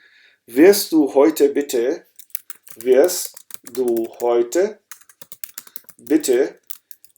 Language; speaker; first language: German; non-native, fluent; Urdu